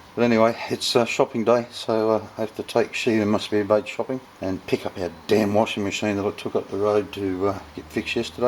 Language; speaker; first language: English; native; English